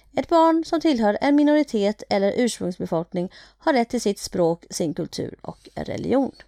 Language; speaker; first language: Swedish; early bilingual, other home language; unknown